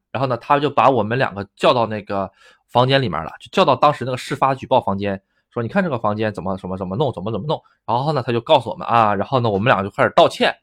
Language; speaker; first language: Chinese; native; Chinese